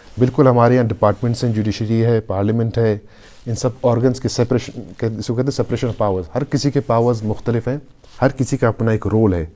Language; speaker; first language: Urdu; non-native, local second language; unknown